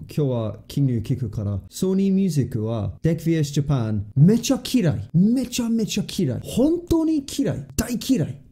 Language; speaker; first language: Japanese; non-native, fluent; English